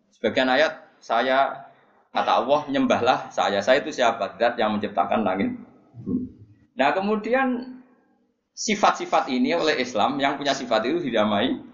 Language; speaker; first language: Indonesian; non-native, local second language; Javanese